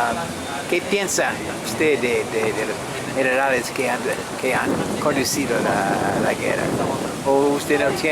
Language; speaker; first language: Spanish; non-native, fluent; French